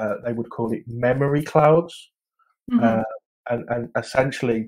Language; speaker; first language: English; native; English